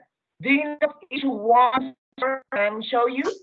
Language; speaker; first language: English; non-native, fluent; Spanish